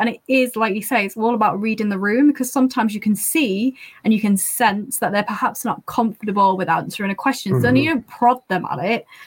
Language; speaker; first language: English; native; English